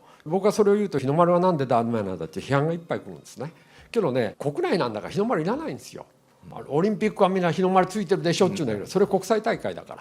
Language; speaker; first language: Japanese; native; Japanese